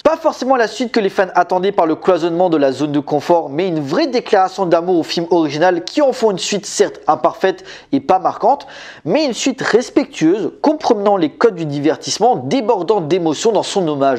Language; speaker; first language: French; native; French